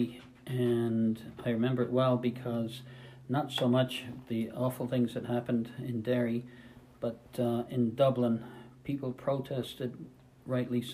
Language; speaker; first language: English; native; English